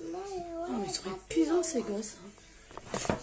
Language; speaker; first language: French; native; French